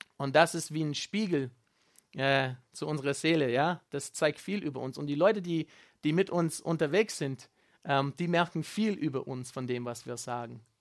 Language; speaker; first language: German; non-native, fluent; Afrikaans